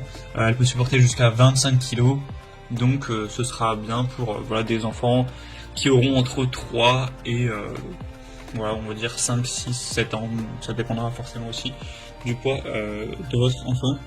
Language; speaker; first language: French; native; French